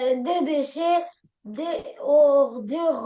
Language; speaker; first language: French; non-native, learner; Arabic